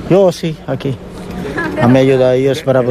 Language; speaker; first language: Spanish; non-native, learner; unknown